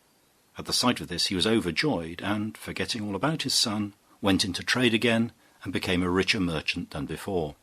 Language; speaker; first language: English; native; English